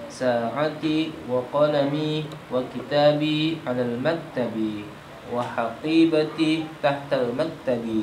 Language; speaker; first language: Arabic; non-native, learner; Indonesian